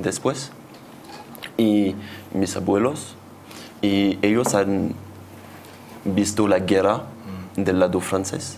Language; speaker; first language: Spanish; non-native, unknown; French